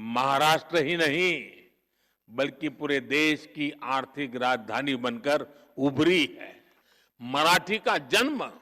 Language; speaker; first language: Hindi; non-native, local second language; Gujarati